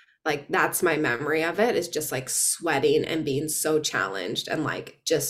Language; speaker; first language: English; native; English